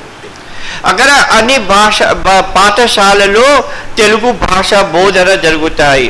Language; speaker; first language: Telugu; early bilingual, heritage; Telugu